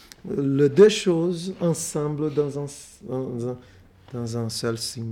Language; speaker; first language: French; non-native, fluent; Portuguese